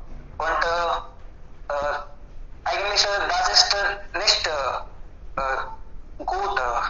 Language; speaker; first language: German; non-native, learner; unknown